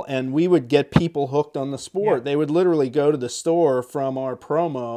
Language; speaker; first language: English; native; English